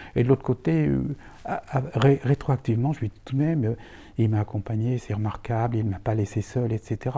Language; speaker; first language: French; native; French